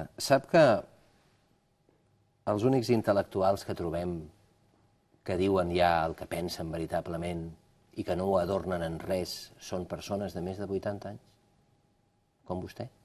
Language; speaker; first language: Catalan; native; Catalan